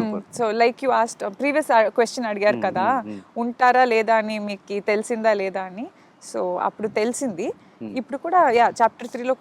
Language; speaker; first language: Telugu; non-native, learner; Kannada